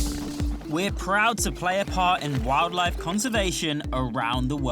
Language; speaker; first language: English; native; English